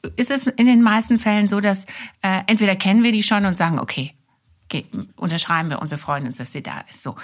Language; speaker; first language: German; native; German